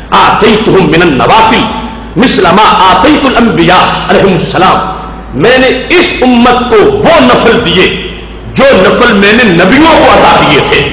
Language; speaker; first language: Urdu; non-native, local second language; Punjabi